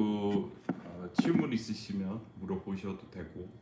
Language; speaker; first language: Korean; non-native, fluent; English